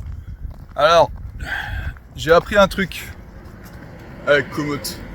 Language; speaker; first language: French; native; French